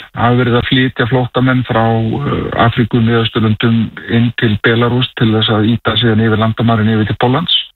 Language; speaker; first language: Icelandic; native; Icelandic